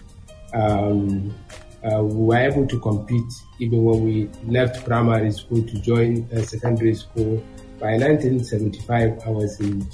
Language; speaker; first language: English; non-native, local second language; Hausa